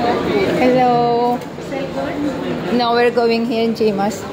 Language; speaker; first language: English; non-native, local second language; Filipino